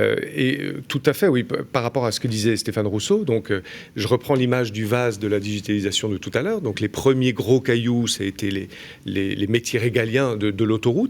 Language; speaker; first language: French; native; French